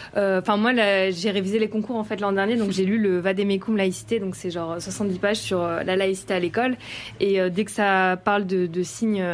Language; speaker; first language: French; native; French